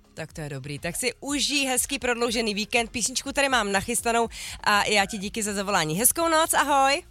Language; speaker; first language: Czech; native; Czech